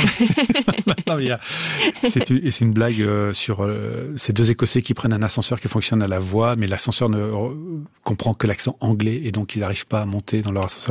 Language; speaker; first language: French; native; French